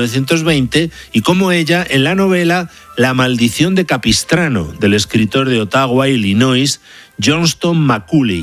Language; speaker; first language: Spanish; native; Spanish